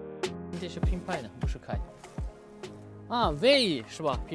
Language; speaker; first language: Chinese; non-native, learner; Tajik